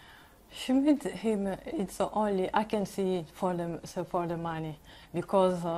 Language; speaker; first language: English; non-native, learner; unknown